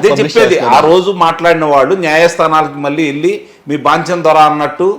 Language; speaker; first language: Telugu; native; Telugu